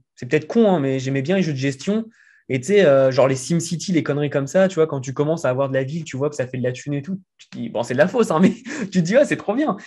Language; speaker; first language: French; native; French